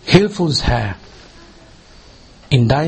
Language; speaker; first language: German; non-native, learner; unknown